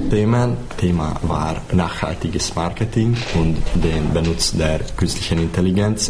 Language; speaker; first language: German; non-native, fluent; Hungarian